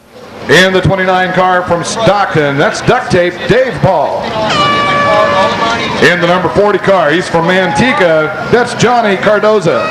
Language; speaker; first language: English; native; English